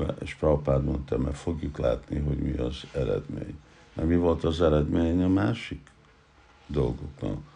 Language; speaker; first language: Hungarian; non-native, learner; English